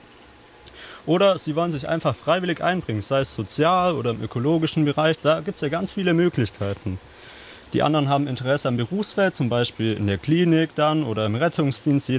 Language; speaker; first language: German; native; German